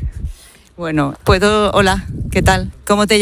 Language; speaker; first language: Spanish; native; Spanish